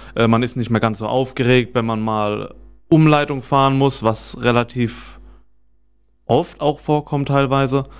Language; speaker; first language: German; native; German